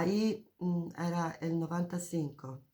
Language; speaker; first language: Spanish; non-native, fluent; Italian